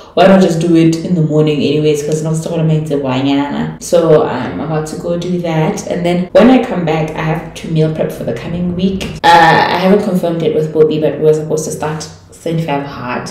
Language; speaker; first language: English; non-native, local second language; Tswana